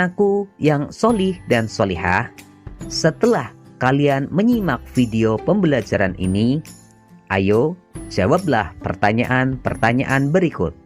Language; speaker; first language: Indonesian; native; Indonesian